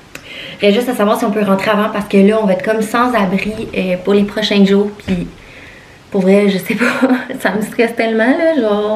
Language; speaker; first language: French; native; French